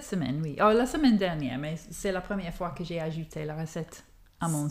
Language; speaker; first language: French; non-native, fluent; English